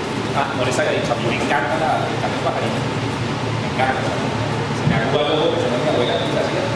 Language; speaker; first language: Spanish; native; Spanish